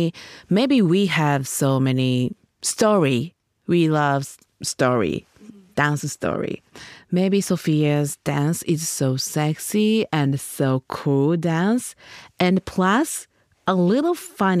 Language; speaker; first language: English; non-native, learner; Japanese